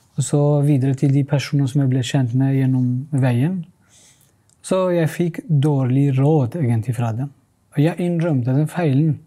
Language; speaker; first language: Norwegian; non-native, fluent; Kurdish